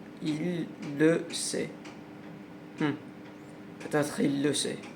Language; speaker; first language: French; non-native, learner; Arabic